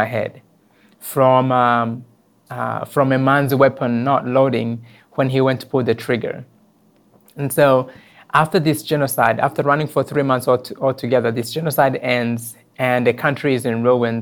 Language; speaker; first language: English; non-native, local second language; Kinyarwanda